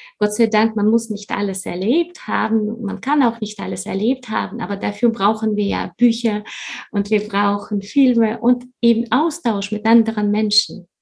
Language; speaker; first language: German; non-native, fluent; Russian